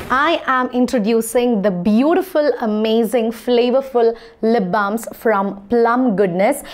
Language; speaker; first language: English; non-native, local second language; Malayalam